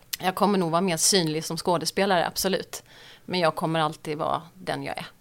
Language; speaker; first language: Swedish; native; Swedish